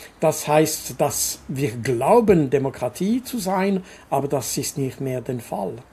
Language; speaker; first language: German; non-native, local second language; French